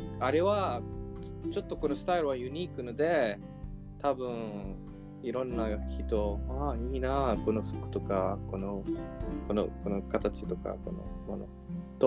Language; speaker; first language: Japanese; non-native, learner; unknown